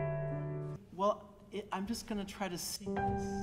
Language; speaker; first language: English; native; English